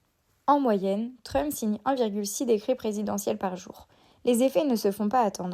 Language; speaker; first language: French; native; French